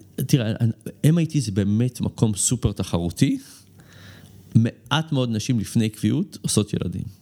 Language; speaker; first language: Hebrew; native; Hebrew